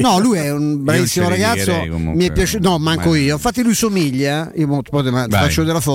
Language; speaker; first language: Italian; native; Italian